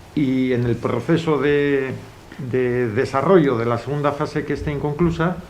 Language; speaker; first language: Spanish; non-native, local second language; Basque